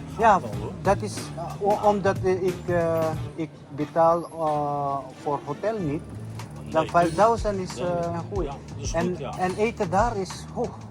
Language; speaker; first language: Dutch; non-native, learner; Filipino